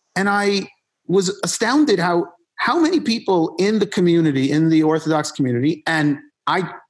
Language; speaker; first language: English; native; English